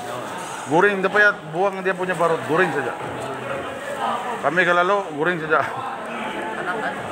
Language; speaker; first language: Indonesian; non-native, learner; Filipino